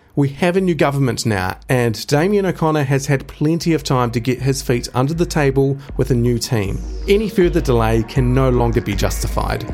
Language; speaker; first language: English; native; English